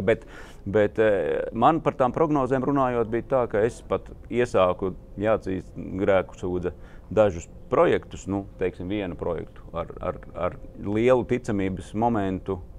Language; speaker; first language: Latvian; native; Latvian